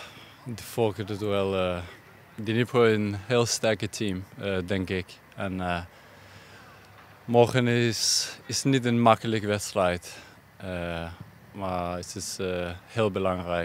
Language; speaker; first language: Dutch; non-native, learner; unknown